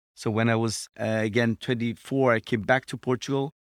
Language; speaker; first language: English; non-native, fluent; Portuguese